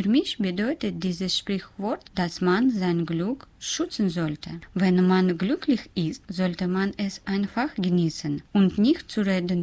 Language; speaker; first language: German; non-native, learner; Russian